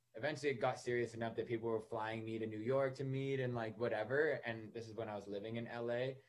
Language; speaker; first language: English; native; English